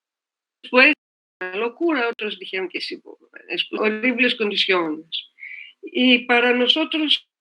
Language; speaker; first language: Spanish; non-native, fluent; Greek